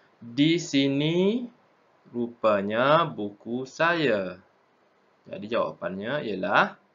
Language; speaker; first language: Malay; native; Malay